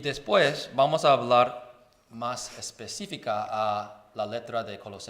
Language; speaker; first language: Spanish; non-native, fluent; Chinese